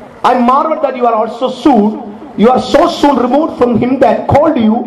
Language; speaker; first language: English; non-native, local second language; Malayalam